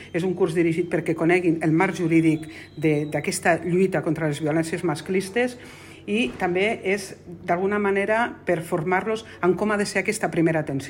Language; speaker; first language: Catalan; native; Catalan